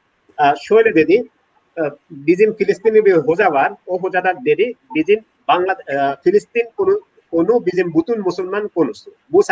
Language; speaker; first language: Turkish; non-native, learner; Bangla